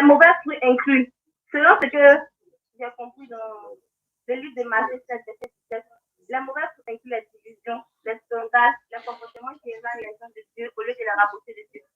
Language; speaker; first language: French; non-native, local second language; Fula